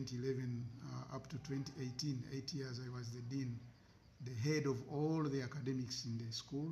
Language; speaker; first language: English; non-native, local second language; Ganda